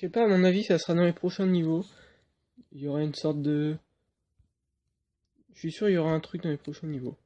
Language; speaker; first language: French; native; French